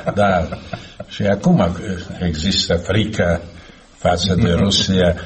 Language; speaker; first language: Romanian; non-native, fluent; Slovak